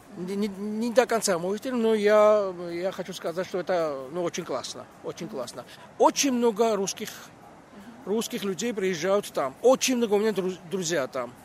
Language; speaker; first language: Russian; non-native, local second language; Georgian